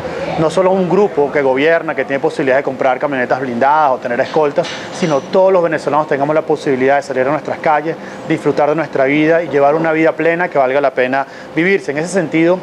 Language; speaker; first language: Spanish; native; Spanish